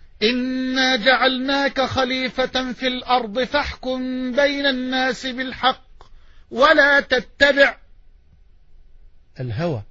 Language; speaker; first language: Arabic; native; Arabic